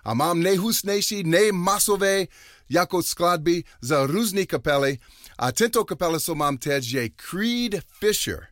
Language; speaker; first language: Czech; non-native, learner; English